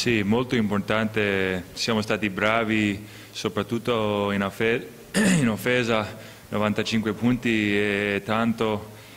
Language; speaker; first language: Italian; non-native, fluent; English